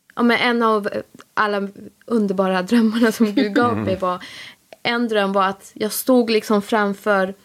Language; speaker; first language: Swedish; native; Swedish